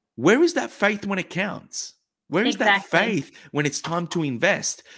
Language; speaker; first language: English; early bilingual, other home language; Italian